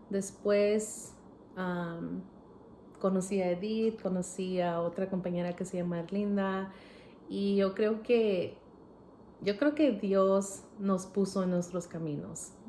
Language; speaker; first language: Spanish; early bilingual, heritage; Spanish